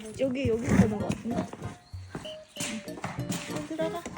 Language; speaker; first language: Korean; native; Korean